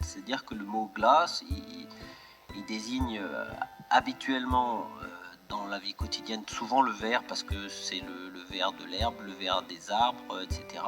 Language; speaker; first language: French; native; French